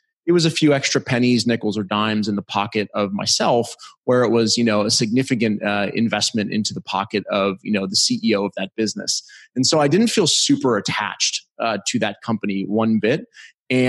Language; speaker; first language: English; native; English